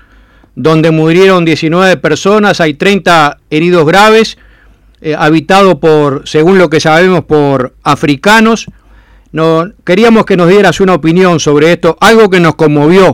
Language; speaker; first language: Spanish; native; Spanish